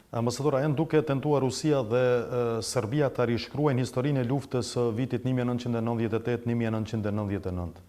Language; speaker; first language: Albanian; native; Albanian